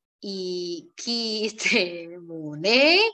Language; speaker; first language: Korean; non-native, learner; Indonesian